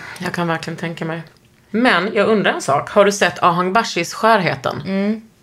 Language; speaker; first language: Swedish; native; Swedish